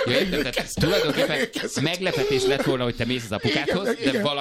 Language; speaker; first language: Hungarian; native; Hungarian